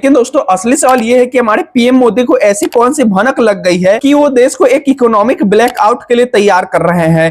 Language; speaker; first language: Hindi; native; Hindi